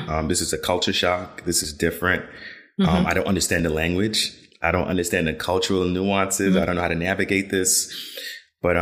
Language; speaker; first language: English; native; English